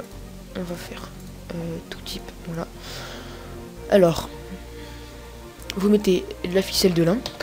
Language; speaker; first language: French; native; French